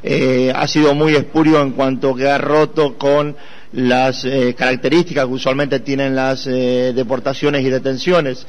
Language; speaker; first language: Spanish; native; Spanish